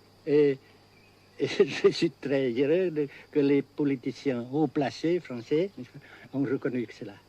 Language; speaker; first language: French; non-native, local second language; Vietnamese